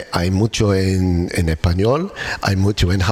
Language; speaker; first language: Spanish; non-native, learner; English